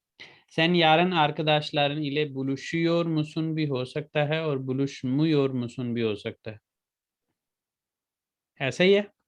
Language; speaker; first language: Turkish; non-native, learner; Urdu